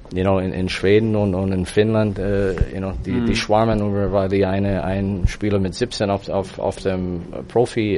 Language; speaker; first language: German; non-native, fluent; English